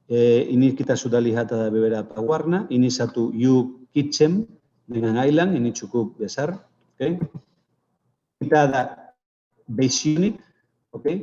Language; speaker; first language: Indonesian; non-native, fluent; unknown